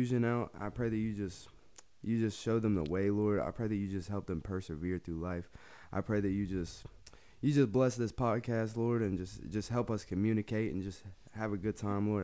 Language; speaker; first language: English; native; English